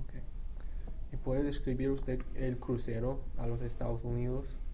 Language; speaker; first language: Spanish; non-native, fluent; English